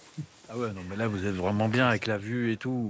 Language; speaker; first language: French; native; French